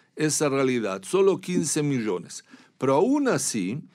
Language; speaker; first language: Spanish; native; Spanish